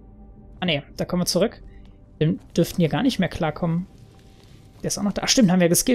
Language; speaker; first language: German; native; German